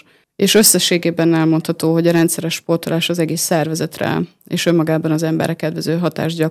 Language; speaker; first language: Hungarian; native; Hungarian